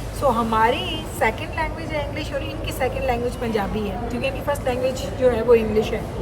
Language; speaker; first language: Urdu; non-native, local second language; Punjabi